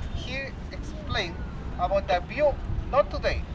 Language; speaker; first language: English; non-native, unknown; Spanish